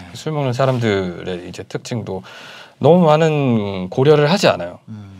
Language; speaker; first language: Korean; native; Korean